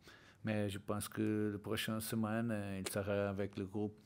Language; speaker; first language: French; non-native, learner; Portuguese